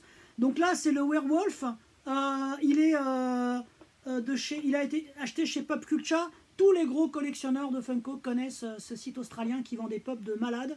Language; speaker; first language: French; native; French